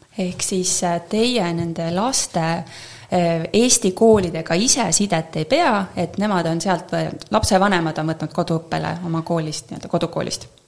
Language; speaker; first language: Estonian; native; Estonian